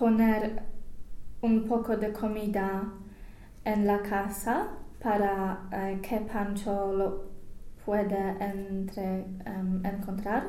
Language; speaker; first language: Spanish; non-native, learner; English